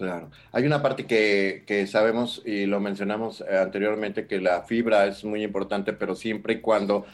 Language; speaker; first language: Spanish; native; Spanish